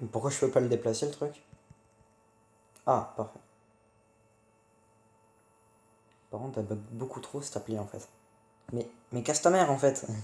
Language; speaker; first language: French; native; French